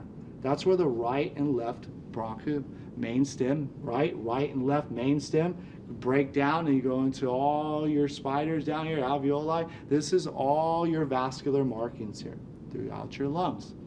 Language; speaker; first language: English; native; English